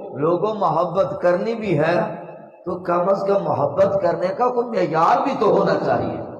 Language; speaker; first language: Urdu; non-native, local second language; Punjabi